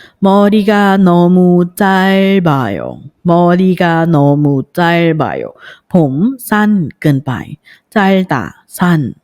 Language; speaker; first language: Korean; non-native, fluent; Thai